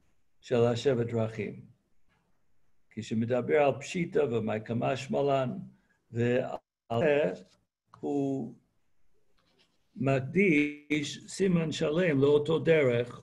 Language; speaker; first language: Hebrew; non-native, fluent; English